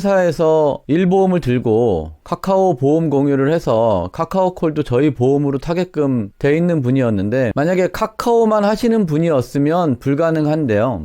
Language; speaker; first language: Korean; native; Korean